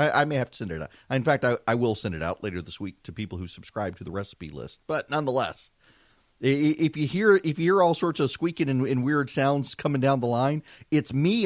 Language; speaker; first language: English; native; English